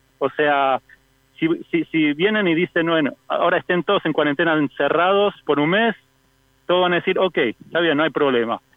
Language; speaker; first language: Spanish; native; Spanish